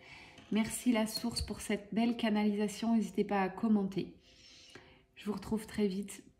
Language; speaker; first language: French; native; French